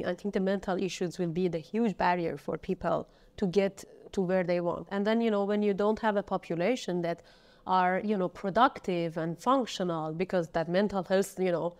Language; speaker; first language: English; non-native, fluent; Persian